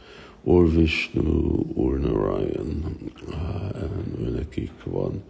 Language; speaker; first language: Hungarian; early bilingual, heritage; Hungarian